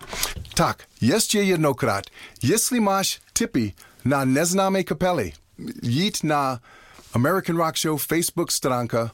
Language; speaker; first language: Czech; non-native, fluent; English